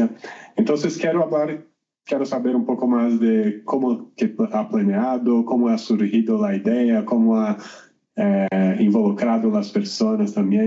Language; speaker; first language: Spanish; non-native, learner; Portuguese